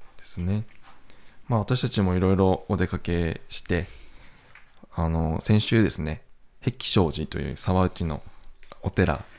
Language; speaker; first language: Japanese; native; Japanese